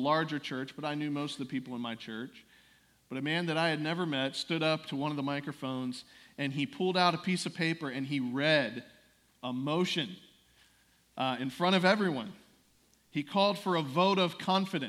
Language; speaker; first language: English; native; English